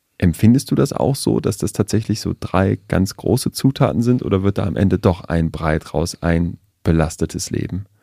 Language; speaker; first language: German; native; German